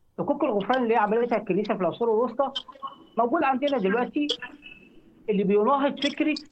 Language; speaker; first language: Arabic; native; Arabic